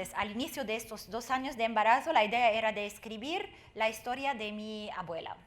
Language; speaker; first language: Spanish; non-native, fluent; Arabic